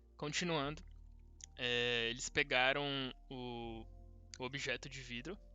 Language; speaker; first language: Portuguese; native; Portuguese